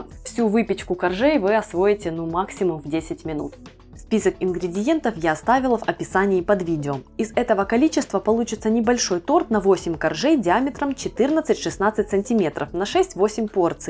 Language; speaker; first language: Russian; native; Russian